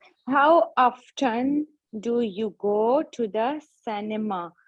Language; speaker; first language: English; non-native, learner; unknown